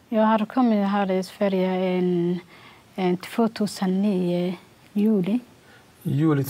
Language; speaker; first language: Swedish; non-native, learner; Somali